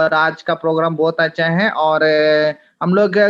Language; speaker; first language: Hindi; non-native, local second language; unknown